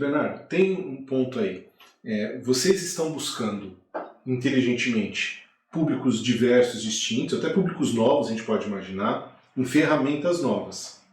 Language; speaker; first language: Portuguese; native; Portuguese